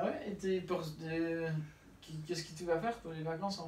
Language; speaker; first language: French; non-native, learner; Spanish